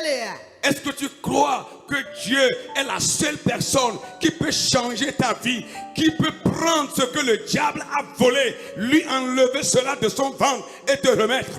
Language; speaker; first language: French; non-native, local second language; Ewe